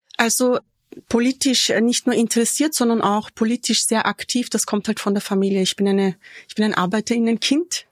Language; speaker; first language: German; early bilingual, other home language; Turkish